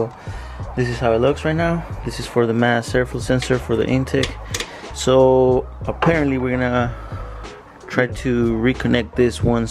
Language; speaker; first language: English; native; English